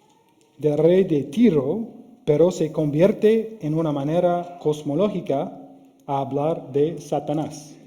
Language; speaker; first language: Spanish; non-native, fluent; English